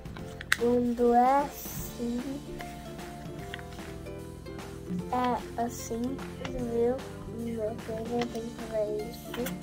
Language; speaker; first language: Portuguese; early bilingual, heritage; English